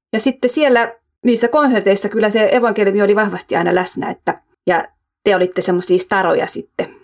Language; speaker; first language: Finnish; early bilingual, heritage; Finnish